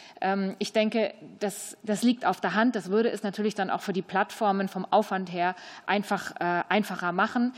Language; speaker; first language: German; native; German